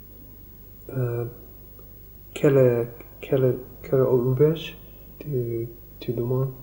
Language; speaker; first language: French; non-native, learner; Japanese